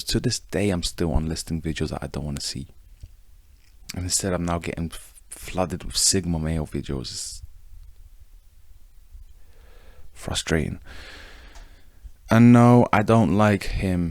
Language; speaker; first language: English; native; English